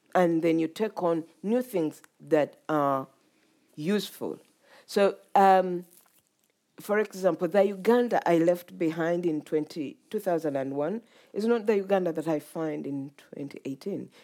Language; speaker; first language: English; non-native, local second language; Ganda